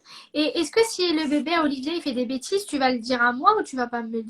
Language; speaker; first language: French; native; French